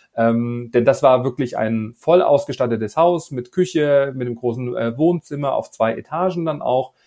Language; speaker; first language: German; native; German